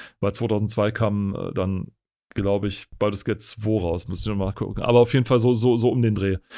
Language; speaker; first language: German; native; German